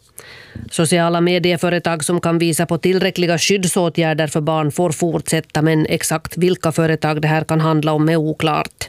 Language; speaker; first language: Swedish; native; Swedish